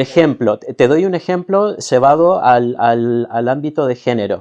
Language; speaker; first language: Spanish; native; Spanish